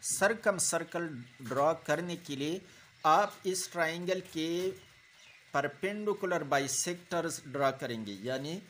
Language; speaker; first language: Urdu; non-native, local second language; Pashto